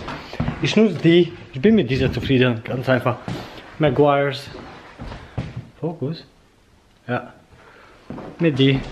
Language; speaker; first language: German; non-native, fluent; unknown